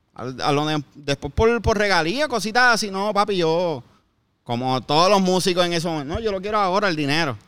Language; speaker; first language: Spanish; native; Spanish